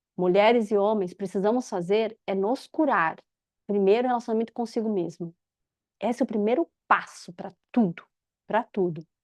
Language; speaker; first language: Portuguese; native; Portuguese